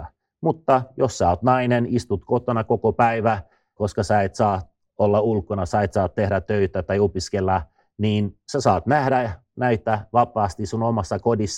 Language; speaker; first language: Finnish; non-native, fluent; Swedish